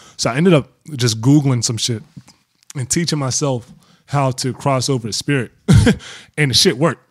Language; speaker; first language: English; native; English